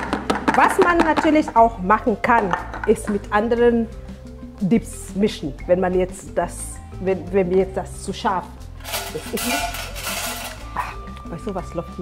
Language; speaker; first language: German; non-native, fluent; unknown